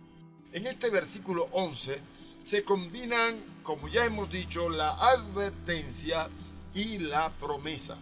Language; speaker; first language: Spanish; native; Spanish